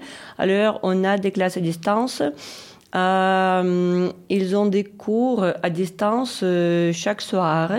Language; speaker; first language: French; non-native, fluent; Ukrainian